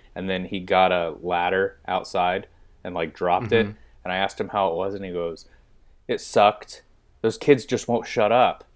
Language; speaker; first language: English; native; English